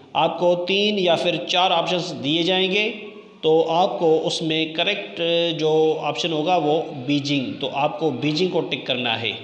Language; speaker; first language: Urdu; non-native, local second language; Sindhi